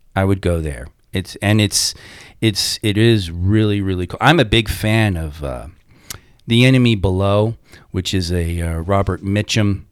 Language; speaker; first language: English; native; English